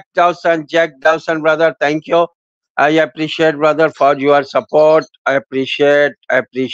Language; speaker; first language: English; non-native, learner; Urdu